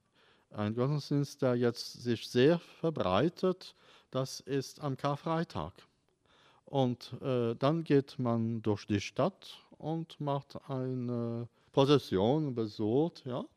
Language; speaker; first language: German; non-native, fluent; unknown